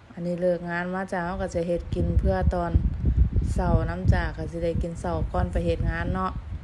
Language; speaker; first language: Thai; native; Thai